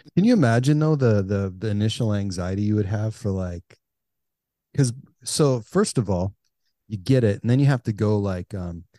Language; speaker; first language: English; native; English